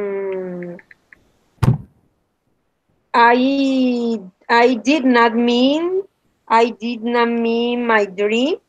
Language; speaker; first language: English; non-native, learner; Spanish